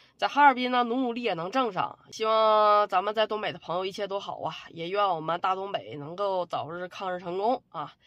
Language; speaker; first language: Chinese; native; Chinese